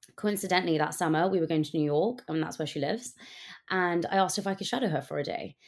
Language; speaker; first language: English; native; English